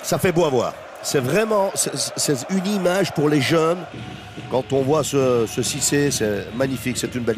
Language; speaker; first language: French; native; French